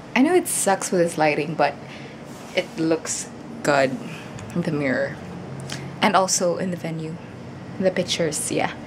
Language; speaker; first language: English; non-native, local second language; Cebuano